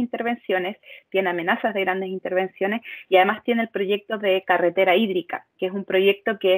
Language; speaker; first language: Spanish; native; Spanish